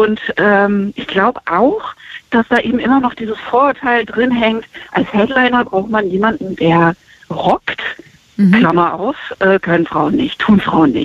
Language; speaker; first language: German; native; German